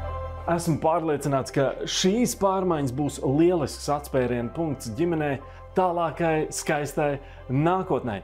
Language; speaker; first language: Latvian; native; Latvian